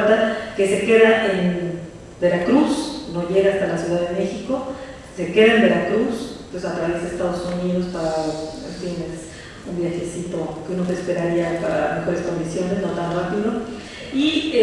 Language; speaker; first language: Spanish; native; Spanish